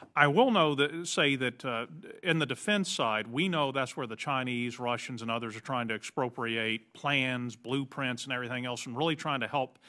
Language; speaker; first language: English; native; English